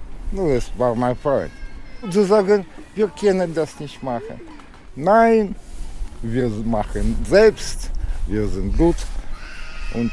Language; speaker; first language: German; non-native, learner; Russian